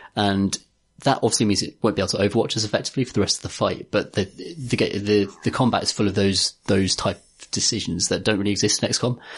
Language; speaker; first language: English; native; English